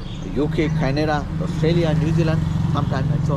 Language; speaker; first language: English; non-native, learner; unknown